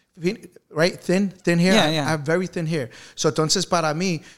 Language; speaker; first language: Spanish; early bilingual, heritage; Spanish